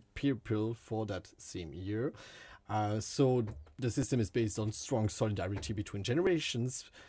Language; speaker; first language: English; non-native, fluent; French